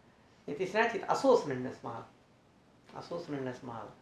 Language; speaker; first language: Russian; non-native, learner; Sinhala